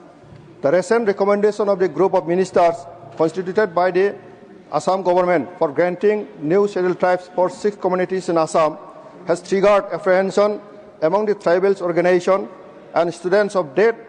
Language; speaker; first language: English; non-native, local second language; Bodo